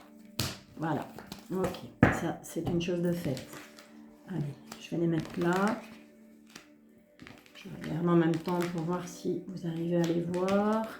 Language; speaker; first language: French; native; French